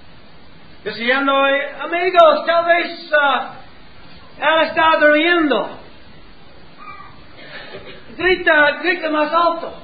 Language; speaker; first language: Spanish; non-native, learner; English